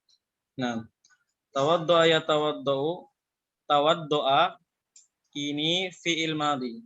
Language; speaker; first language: Arabic; non-native, fluent; Indonesian